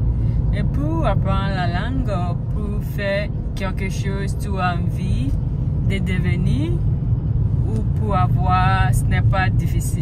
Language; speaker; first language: French; non-native, learner; English